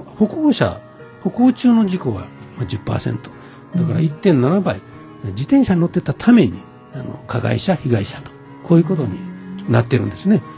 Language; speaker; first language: Japanese; native; Japanese